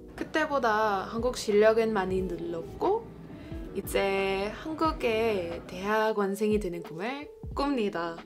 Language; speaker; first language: Korean; non-native, fluent; English